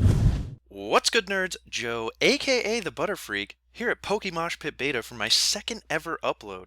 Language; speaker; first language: English; native; English